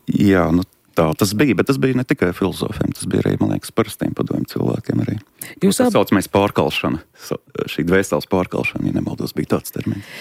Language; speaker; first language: Latvian; native; Latvian